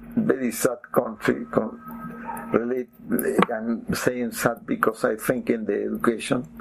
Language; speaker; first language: English; non-native, fluent; Spanish